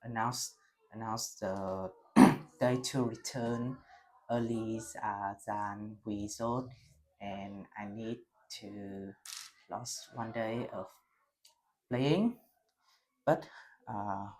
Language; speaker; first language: English; non-native, learner; Vietnamese